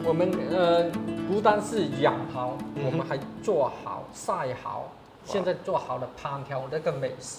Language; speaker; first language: Chinese; non-native, local second language; Cantonese